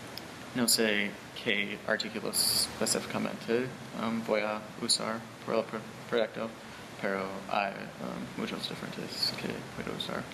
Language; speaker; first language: Spanish; non-native, learner; English